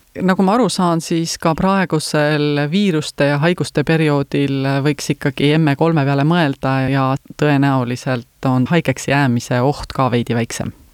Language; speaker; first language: Estonian; native; Estonian